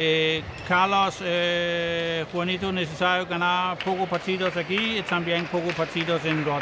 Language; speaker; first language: Spanish; non-native, learner; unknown